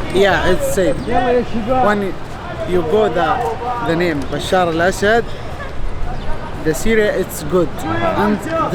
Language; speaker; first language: English; non-native, learner; Arabic